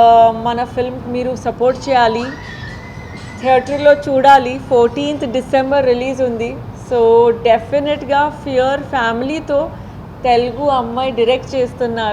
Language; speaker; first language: Telugu; non-native, fluent; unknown